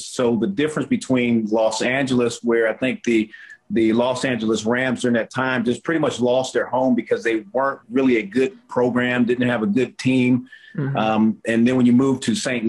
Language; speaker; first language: English; native; English